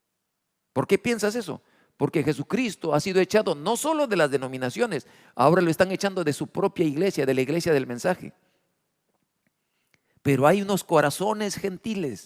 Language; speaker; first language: Spanish; native; Spanish